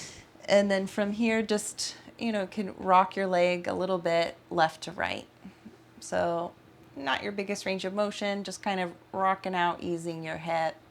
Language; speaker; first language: English; native; English